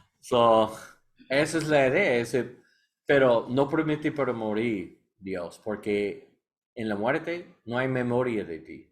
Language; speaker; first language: Spanish; non-native, learner; English